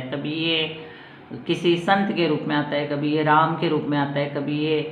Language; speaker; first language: Hindi; non-native, local second language; Marathi